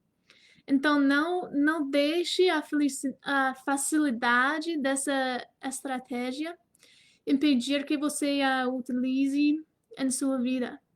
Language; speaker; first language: Portuguese; non-native, fluent; English